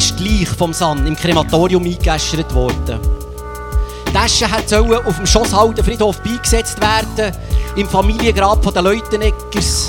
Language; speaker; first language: German; native; German